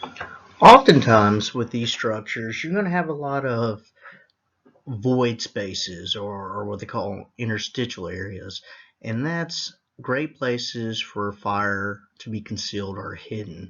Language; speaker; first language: English; native; English